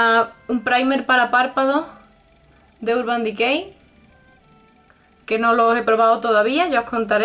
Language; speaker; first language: Spanish; native; Spanish